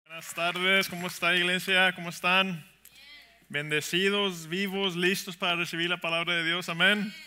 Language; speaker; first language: Spanish; early bilingual, heritage; Spanish